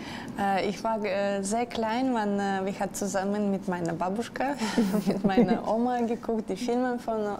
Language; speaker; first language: German; non-native, learner; Russian